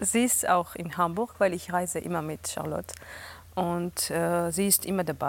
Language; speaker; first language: German; non-native, fluent; Georgian